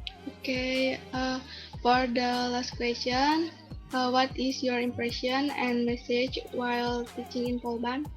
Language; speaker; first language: English; non-native, learner; Indonesian